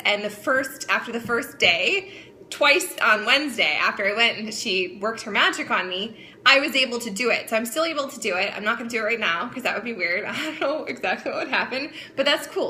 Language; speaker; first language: English; native; English